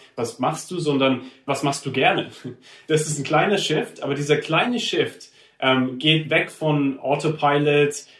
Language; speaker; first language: German; native; German